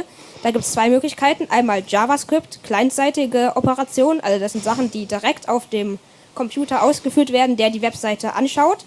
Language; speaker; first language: German; native; German